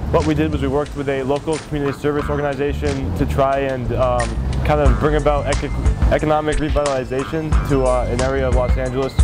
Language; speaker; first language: English; native; English